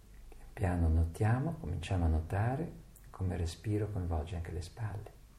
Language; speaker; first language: Italian; native; Italian